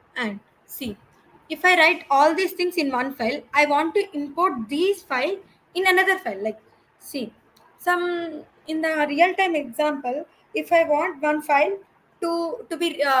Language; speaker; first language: English; non-native, local second language; Telugu